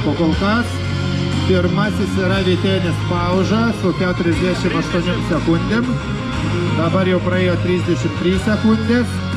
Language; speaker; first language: Lithuanian; native; Lithuanian